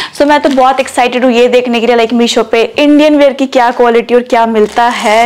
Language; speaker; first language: Hindi; native; Hindi